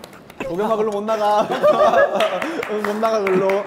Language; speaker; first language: Korean; native; Korean